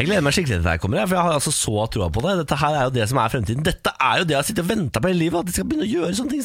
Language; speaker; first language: Norwegian; native; Norwegian